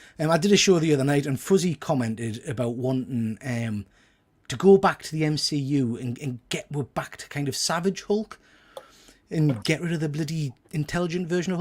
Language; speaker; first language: English; native; English